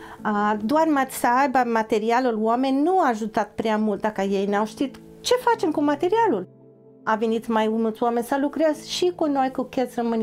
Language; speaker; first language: Romanian; non-native, fluent; English